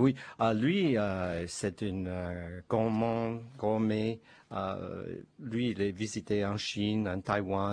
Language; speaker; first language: French; non-native, learner; Chinese